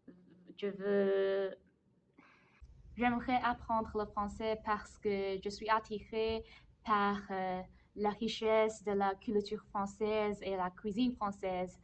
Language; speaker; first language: French; non-native, learner; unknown